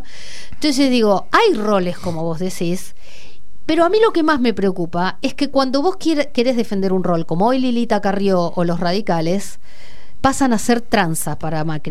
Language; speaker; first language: Spanish; native; Spanish